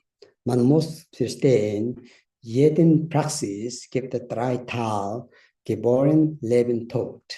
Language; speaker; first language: German; non-native, learner; Tibetan